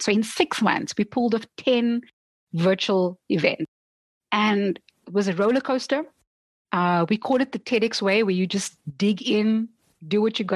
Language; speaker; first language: English; non-native, local second language; Afrikaans